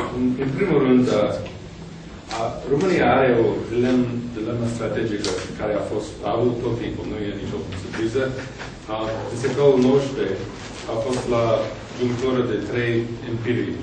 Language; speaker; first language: Romanian; non-native, fluent; English